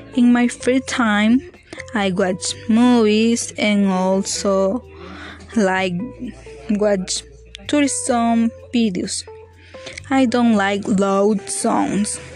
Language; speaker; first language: English; non-native, learner; Spanish